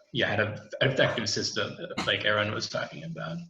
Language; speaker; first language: English; native; English